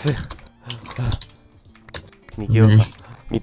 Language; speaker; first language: Japanese; non-native, learner; Chinese